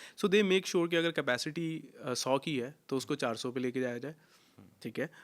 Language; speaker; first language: Hindi; non-native, local second language; Punjabi